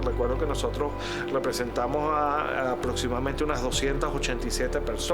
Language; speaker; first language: Spanish; native; Spanish